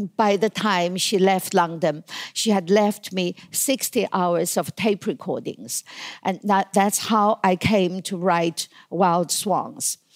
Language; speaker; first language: English; non-native, fluent; Chinese